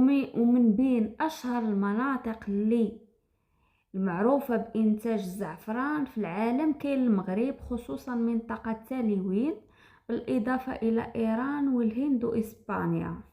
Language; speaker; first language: Arabic; native; Arabic